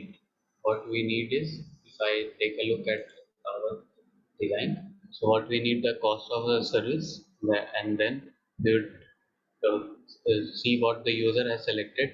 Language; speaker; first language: English; non-native, fluent; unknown